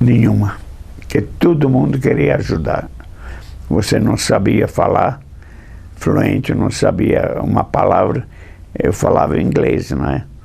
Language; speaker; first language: Portuguese; non-native, fluent; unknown